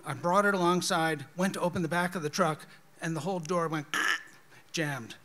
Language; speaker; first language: English; native; English